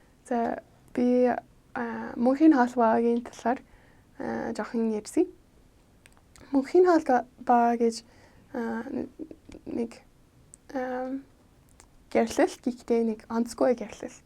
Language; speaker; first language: Mongolian; non-native, fluent; English